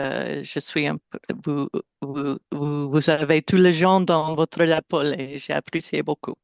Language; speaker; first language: French; non-native, learner; English